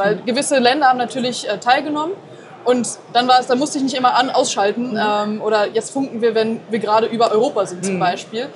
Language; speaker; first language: German; native; German